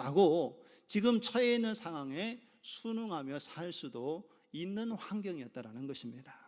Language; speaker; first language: Korean; native; Korean